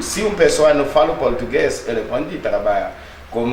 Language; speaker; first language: Portuguese; non-native, learner; Haitian Creole